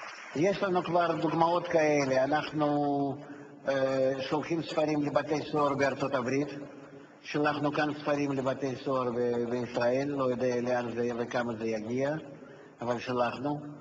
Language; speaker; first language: Hebrew; non-native, fluent; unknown